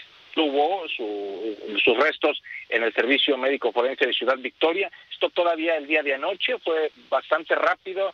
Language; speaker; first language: Spanish; native; Spanish